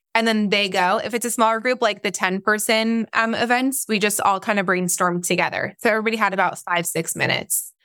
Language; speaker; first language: English; native; English